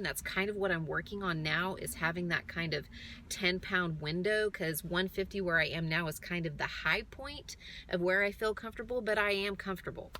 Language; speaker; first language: English; native; English